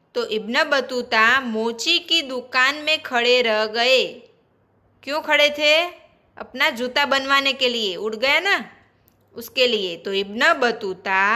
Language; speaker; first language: Hindi; non-native, local second language; Gujarati